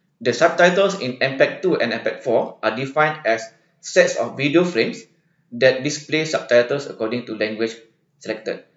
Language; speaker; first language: English; non-native, local second language; Malay